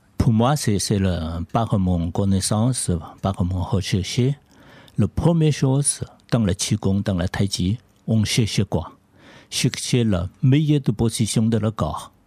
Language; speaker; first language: French; non-native, learner; Chinese